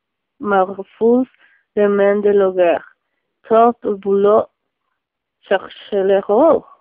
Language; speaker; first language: French; non-native, learner; Spanish